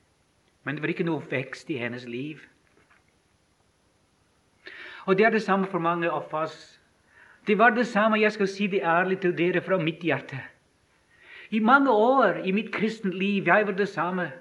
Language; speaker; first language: Norwegian; non-native, fluent; English